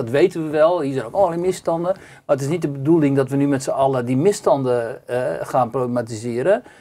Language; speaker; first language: Dutch; native; Dutch